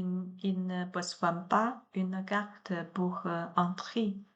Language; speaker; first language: French; non-native, learner; Chinese